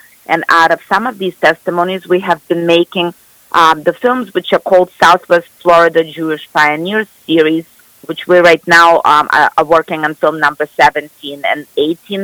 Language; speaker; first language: English; non-native, fluent; Russian